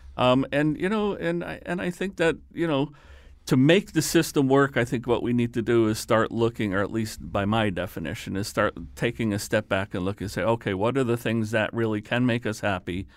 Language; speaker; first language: English; early bilingual, other home language; Lithuanian